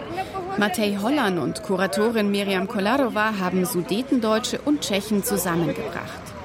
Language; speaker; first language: German; native; German